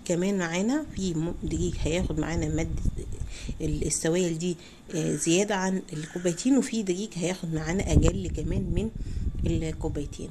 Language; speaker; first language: Arabic; native; Arabic